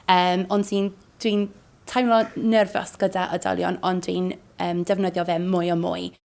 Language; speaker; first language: Welsh; non-native, learner; English